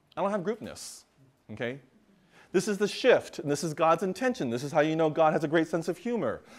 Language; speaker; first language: English; native; English